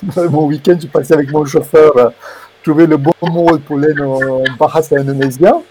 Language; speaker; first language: French; non-native, fluent; Romanian